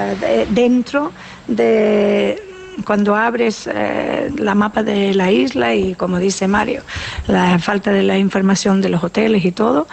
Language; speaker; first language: Spanish; non-native, fluent; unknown